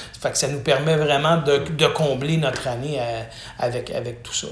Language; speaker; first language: French; native; French